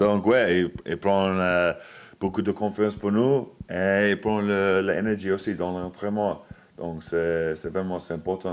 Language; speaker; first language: French; non-native, fluent; English